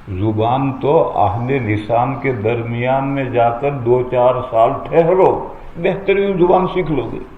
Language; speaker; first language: Urdu; non-native, local second language; Gujarati